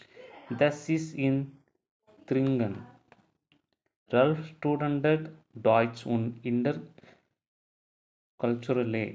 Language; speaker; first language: German; non-native, learner; Tamil